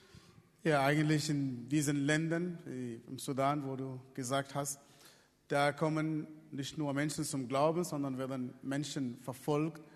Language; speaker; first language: German; non-native, fluent; Arabic